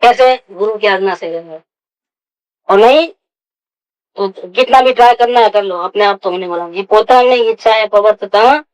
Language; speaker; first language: Hindi; non-native, local second language; Gujarati